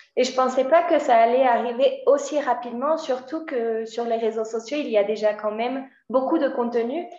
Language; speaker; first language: Spanish; non-native, fluent; French